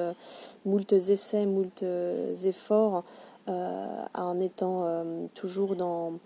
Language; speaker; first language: French; native; French